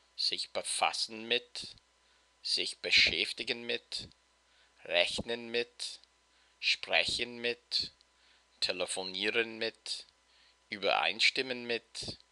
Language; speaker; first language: German; non-native, fluent; English